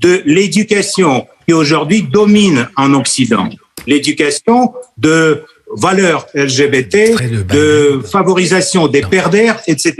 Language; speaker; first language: French; non-native, fluent; Russian